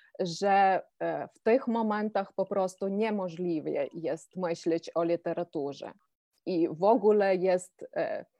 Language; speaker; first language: Polish; non-native, fluent; Ukrainian